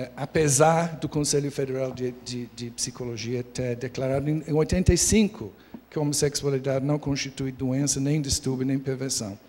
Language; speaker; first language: Portuguese; non-native, fluent; English